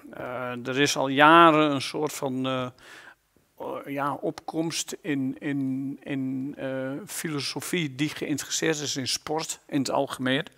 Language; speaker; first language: Dutch; native; Dutch